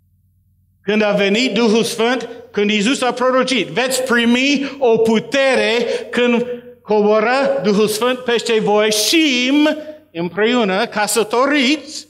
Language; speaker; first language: Romanian; non-native, learner; English